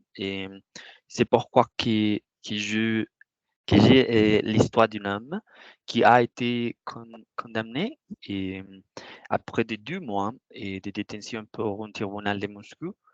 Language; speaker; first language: French; non-native, learner; Spanish